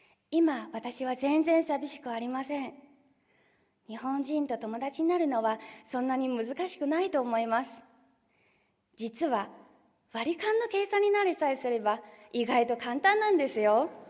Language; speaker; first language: Japanese; non-native, fluent; Chinese